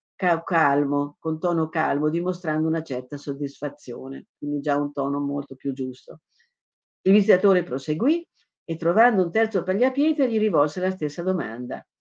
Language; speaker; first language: Italian; native; Italian